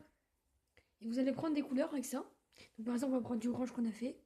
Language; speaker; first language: French; native; French